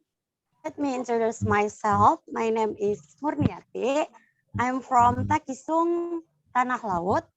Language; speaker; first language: English; non-native, learner; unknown